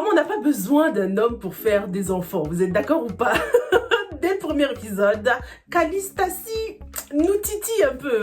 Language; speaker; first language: French; native; French